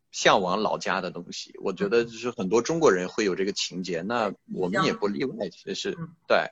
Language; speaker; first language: Chinese; non-native, fluent; French